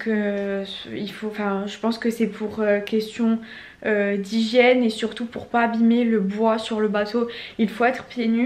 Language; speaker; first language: French; native; French